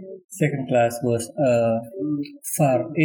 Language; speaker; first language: English; non-native, learner; Indonesian